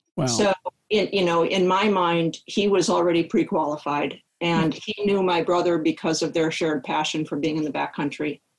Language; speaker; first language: English; native; English